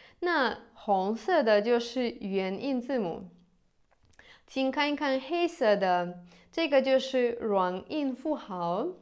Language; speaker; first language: Chinese; non-native, fluent; Russian